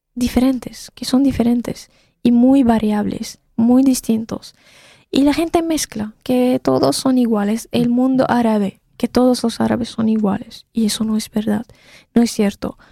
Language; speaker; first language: Spanish; non-native, fluent; Arabic